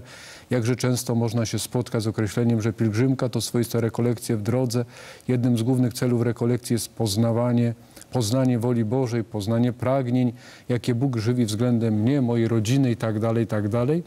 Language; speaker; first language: Polish; native; Polish